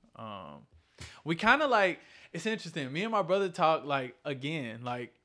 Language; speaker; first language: English; native; English